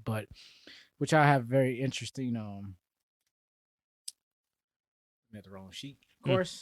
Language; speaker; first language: English; native; English